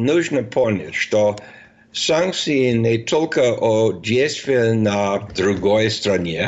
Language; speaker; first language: Russian; non-native, fluent; English